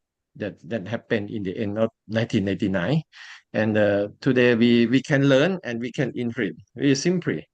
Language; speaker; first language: English; non-native, learner; Thai